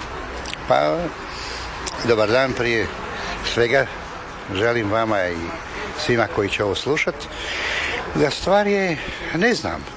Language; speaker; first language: Serbian; native; Serbian